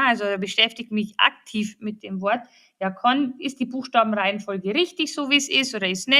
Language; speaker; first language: German; native; German